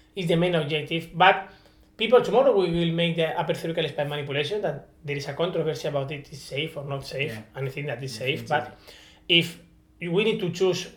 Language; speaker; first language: English; non-native, learner; Spanish